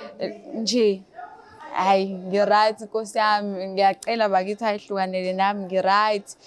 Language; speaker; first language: Zulu; native; Zulu